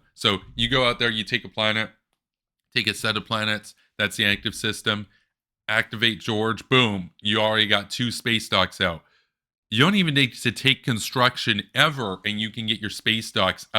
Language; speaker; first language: English; native; English